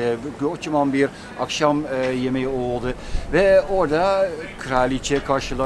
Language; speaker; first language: Turkish; non-native, fluent; Dutch